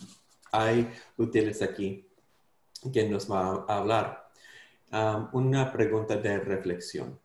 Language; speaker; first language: Spanish; non-native, fluent; English